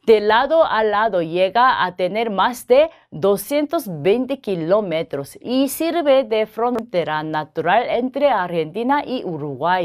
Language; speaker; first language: Spanish; non-native, fluent; Korean